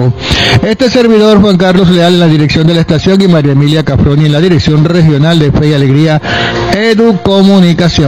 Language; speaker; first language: Spanish; native; Spanish